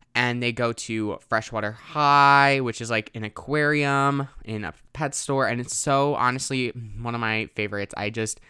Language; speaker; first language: English; native; English